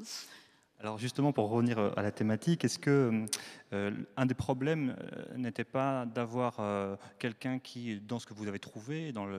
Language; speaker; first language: French; native; French